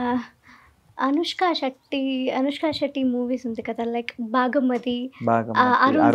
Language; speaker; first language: Telugu; non-native, learner; Malayalam